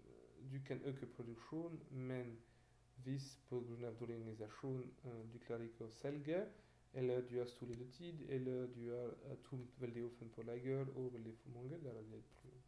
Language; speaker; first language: Swedish; non-native, learner; French